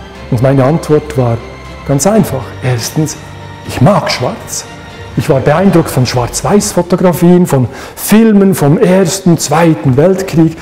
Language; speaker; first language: German; native; German